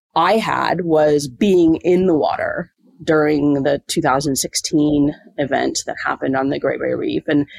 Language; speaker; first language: English; native; English